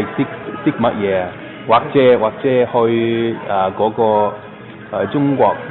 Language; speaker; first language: Cantonese; non-native, learner; English